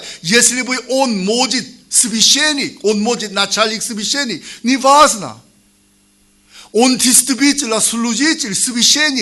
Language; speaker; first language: Russian; non-native, learner; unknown